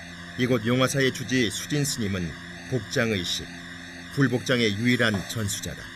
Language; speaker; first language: Korean; native; Korean